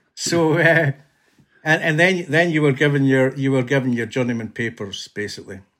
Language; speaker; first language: English; native; English